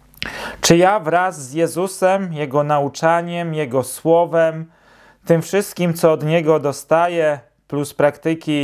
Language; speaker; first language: Polish; native; Polish